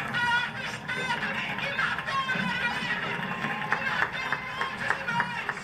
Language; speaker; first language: Portuguese; native; Portuguese